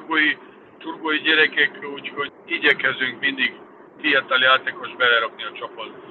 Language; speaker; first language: Hungarian; non-native, fluent; Serbian